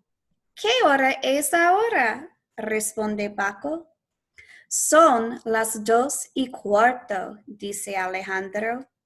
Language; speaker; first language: Spanish; non-native, fluent; English